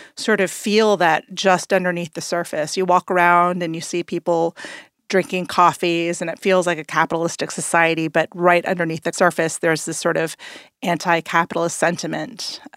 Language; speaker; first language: English; native; English